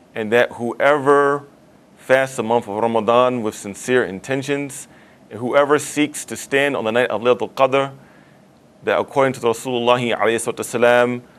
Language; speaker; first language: English; native; English